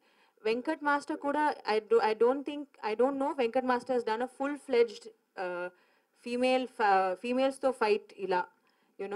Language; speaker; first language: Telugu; non-native, fluent; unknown